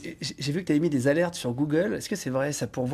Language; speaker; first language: French; native; French